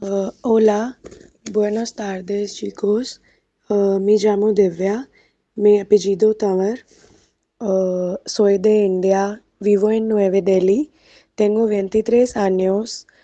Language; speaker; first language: Spanish; non-native, learner; Hindi